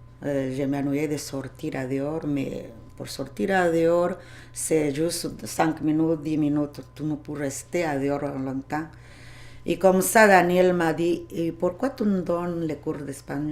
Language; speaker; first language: French; non-native, learner; Spanish